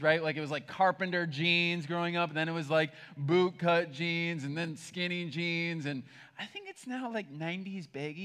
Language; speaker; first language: English; native; English